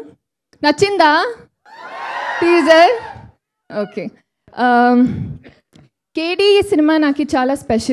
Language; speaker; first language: Telugu; non-native, learner; Kannada